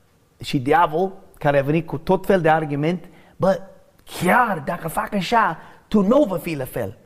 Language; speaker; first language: Romanian; non-native, learner; English